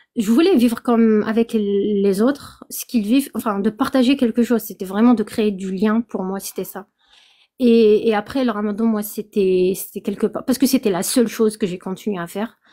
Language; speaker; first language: French; non-native, local second language; Kabyle